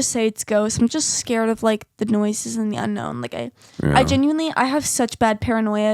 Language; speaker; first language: English; native; English